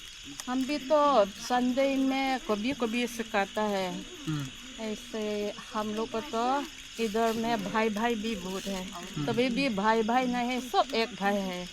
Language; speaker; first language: Hindi; non-native, local second language; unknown